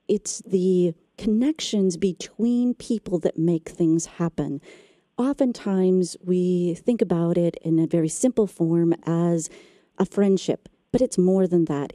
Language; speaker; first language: English; native; English